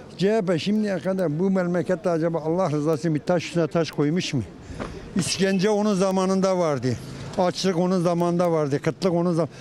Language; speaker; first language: Turkish; non-native, local second language; Kurdish